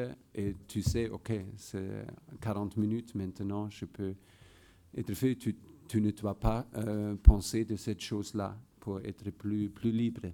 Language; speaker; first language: French; non-native, fluent; German